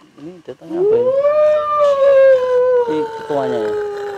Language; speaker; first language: Indonesian; native; Indonesian